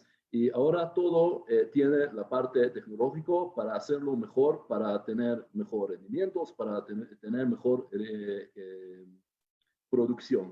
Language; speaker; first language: Spanish; non-native, fluent; Hebrew